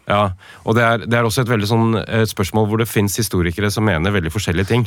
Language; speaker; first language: Norwegian; native; Norwegian